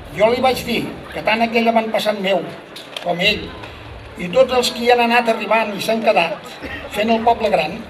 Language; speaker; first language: Catalan; native; Catalan